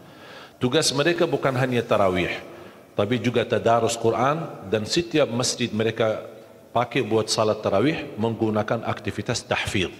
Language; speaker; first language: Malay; non-native, fluent; Arabic